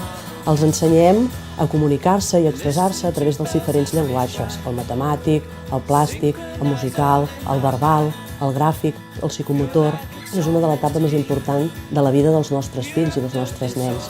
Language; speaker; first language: Catalan; native; Catalan